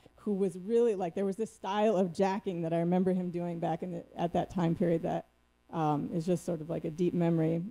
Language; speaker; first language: English; native; English